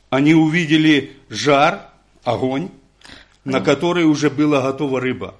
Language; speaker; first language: Polish; non-native, learner; Ukrainian